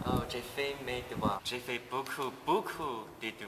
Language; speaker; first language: French; non-native, learner; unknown